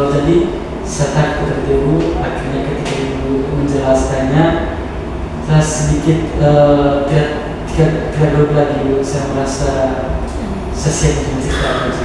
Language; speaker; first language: Indonesian; non-native, local second language; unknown